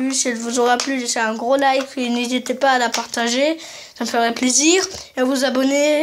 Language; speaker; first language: French; native; French